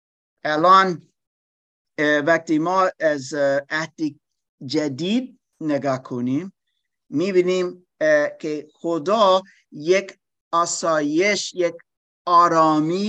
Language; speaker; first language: Persian; non-native, fluent; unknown